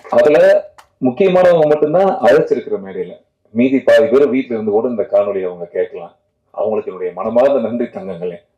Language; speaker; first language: Tamil; native; Tamil